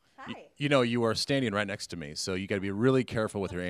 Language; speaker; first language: English; native; English